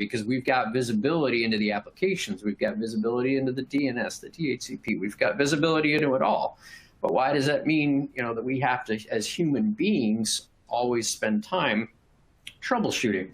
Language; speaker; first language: English; native; English